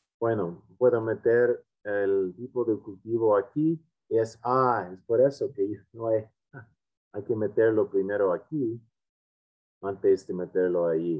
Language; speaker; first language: Spanish; non-native, fluent; English